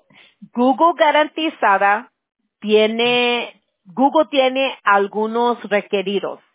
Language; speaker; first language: Spanish; early bilingual, heritage; Spanish